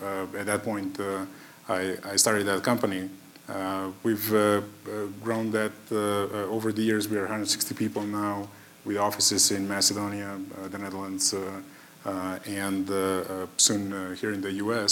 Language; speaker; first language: English; non-native, fluent; Macedonian